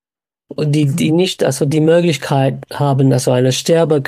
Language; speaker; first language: German; non-native, fluent; English